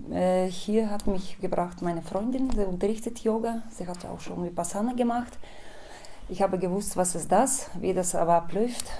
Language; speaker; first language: German; non-native, fluent; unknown